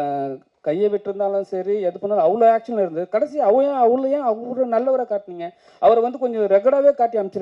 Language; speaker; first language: Tamil; native; Tamil